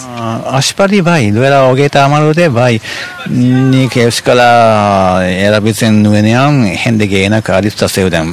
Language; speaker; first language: Basque; non-native, fluent; Japanese